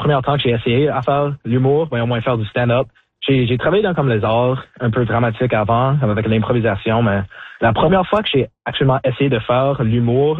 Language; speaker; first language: French; native; French